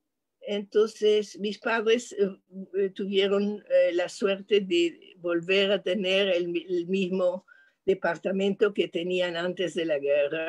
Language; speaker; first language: Spanish; non-native, fluent; French